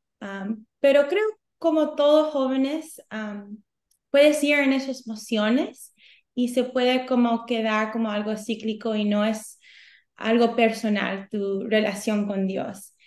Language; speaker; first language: Spanish; early bilingual, heritage; Spanish